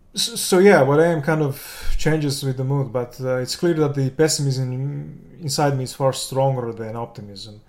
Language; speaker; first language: English; non-native, fluent; Serbian